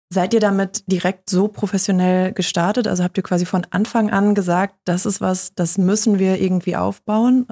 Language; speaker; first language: German; native; German